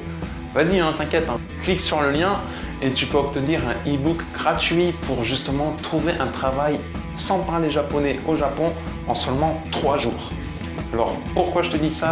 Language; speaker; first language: French; native; French